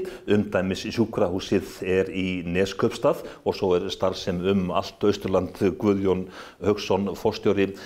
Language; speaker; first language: Icelandic; native; Icelandic